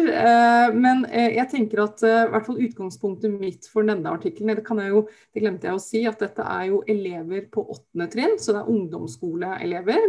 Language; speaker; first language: Norwegian; native; Norwegian